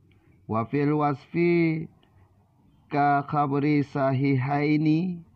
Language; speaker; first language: Arabic; non-native, fluent; Malay